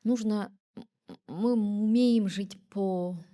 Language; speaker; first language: Russian; non-native, local second language; Kazakh